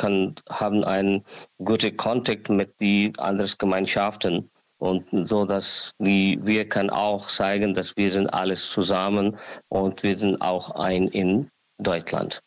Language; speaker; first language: German; non-native, learner; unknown